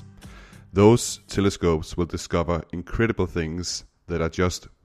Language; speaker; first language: English; non-native, fluent; Danish